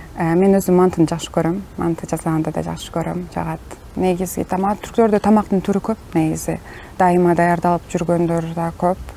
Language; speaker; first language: Kyrgyz; non-native, local second language; Turkish